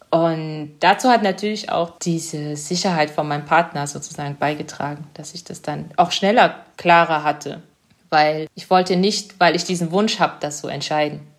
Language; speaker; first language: German; early bilingual, other home language; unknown